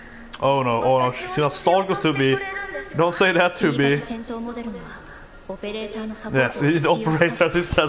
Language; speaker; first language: English; non-native, fluent; Swedish